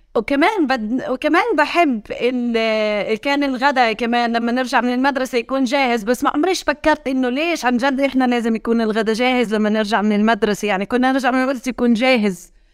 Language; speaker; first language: Arabic; native; Arabic